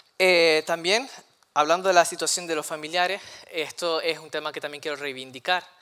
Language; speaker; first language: Spanish; native; Spanish